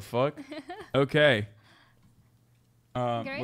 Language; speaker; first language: English; native; English